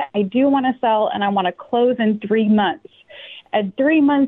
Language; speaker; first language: English; native; English